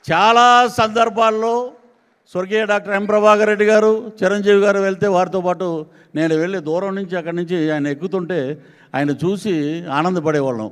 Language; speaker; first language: Telugu; native; Telugu